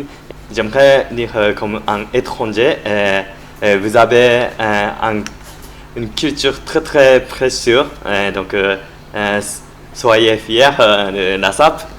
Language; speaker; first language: French; non-native, learner; Japanese